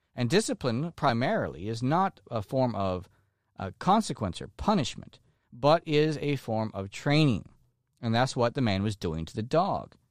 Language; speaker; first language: English; native; English